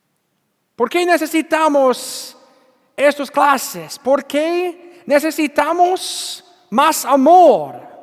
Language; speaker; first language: Spanish; non-native, learner; English